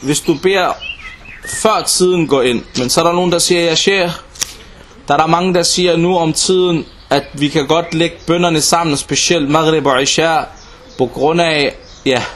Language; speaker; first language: Danish; non-native, local second language; Arabic